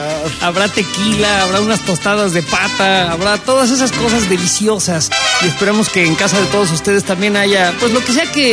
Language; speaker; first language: Spanish; native; Spanish